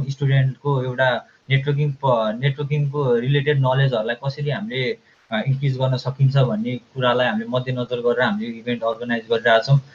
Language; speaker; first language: Nepali; native; Nepali